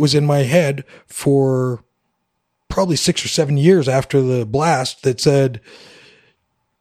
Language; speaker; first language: English; native; English